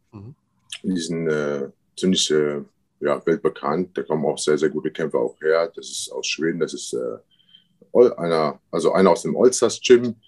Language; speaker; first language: German; early bilingual, other home language; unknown